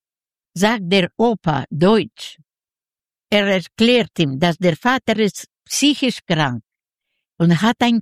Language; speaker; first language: German; non-native, learner; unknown